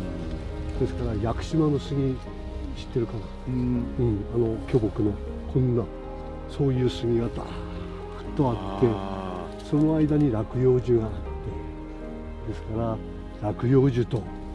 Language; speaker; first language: Japanese; native; Japanese